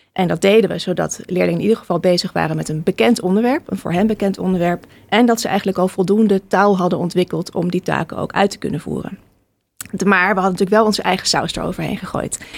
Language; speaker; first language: Dutch; native; Dutch